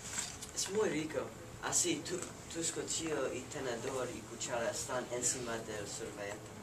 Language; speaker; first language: Spanish; non-native, learner; English